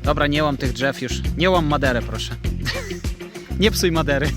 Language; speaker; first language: Polish; non-native, fluent; Ukrainian